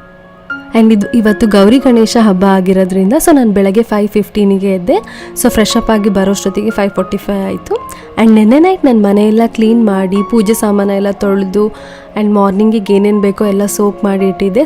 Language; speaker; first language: Kannada; native; Kannada